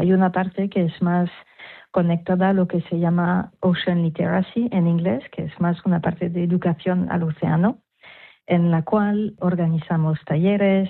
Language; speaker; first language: Spanish; non-native, fluent; French